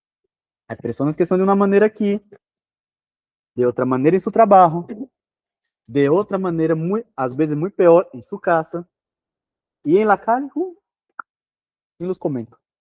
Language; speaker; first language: Spanish; non-native, fluent; Portuguese